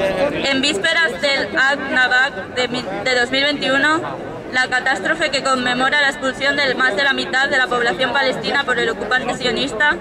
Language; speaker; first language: Spanish; native; Spanish